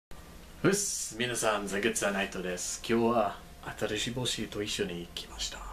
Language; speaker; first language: Japanese; non-native, learner; English